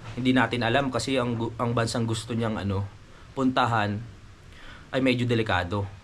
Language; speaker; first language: Filipino; native; Filipino